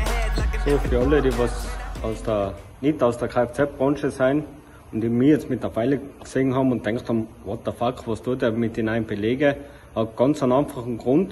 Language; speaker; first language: German; native; German